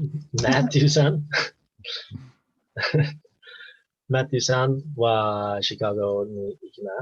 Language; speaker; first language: Japanese; non-native, learner; English